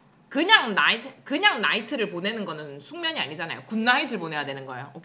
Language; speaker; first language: Korean; native; Korean